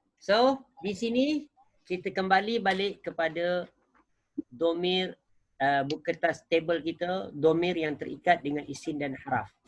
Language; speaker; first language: Malay; native; Malay